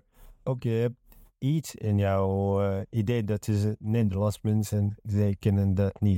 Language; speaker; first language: Dutch; non-native, learner; Arabic